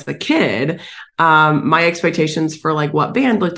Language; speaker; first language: English; native; English